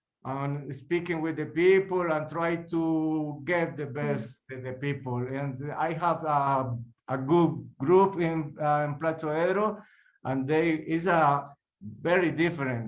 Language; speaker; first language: English; non-native, learner; Spanish